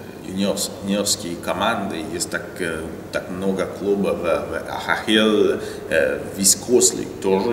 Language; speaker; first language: Russian; non-native, learner; French